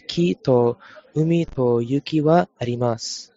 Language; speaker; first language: Japanese; non-native, learner; English